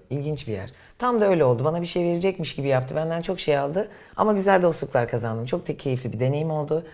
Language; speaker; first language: Turkish; native; Turkish